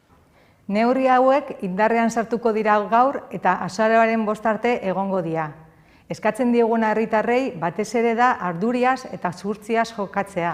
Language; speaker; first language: Basque; native; Basque